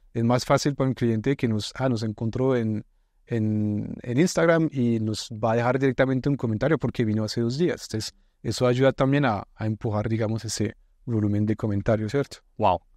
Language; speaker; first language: Spanish; non-native, fluent; French